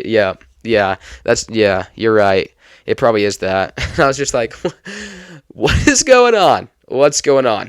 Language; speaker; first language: English; native; English